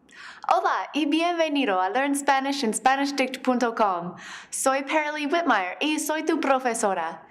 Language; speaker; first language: Spanish; non-native, fluent; English